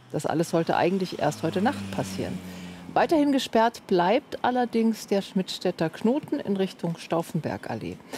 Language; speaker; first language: German; native; German